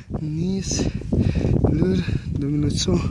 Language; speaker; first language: English; non-native, learner; French